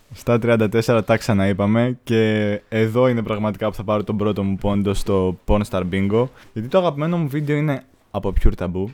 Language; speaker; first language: Greek; native; Greek